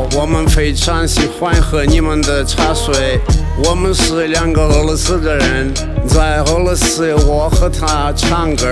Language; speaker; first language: Chinese; non-native, learner; Russian